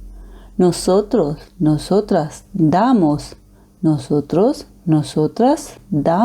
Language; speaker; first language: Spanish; non-native, fluent; Hindi